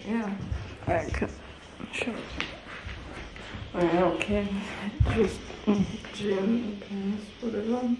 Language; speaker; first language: English; non-native, learner; German